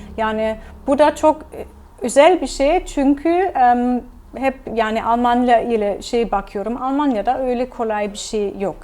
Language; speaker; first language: Turkish; non-native, fluent; German